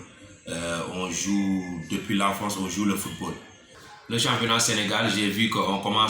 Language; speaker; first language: French; non-native, local second language; Wolof